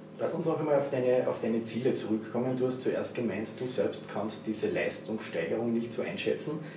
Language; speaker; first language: German; native; German